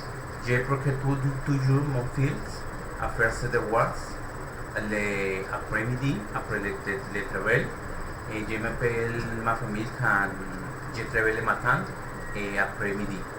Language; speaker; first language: French; non-native, learner; Spanish